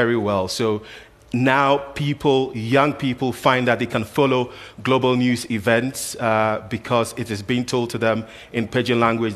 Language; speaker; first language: English; non-native, local second language; Akan